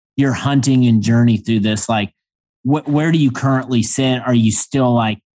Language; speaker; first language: English; native; English